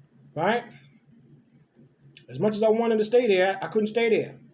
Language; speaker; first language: English; native; English